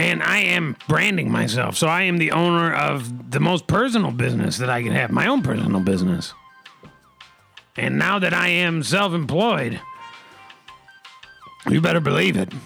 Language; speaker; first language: English; native; English